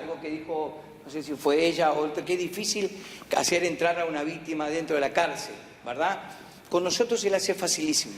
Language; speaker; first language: Spanish; native; Spanish